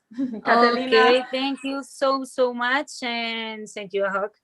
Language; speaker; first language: English; non-native, learner; Spanish